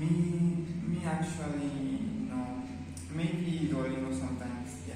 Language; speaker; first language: English; non-native, learner; Spanish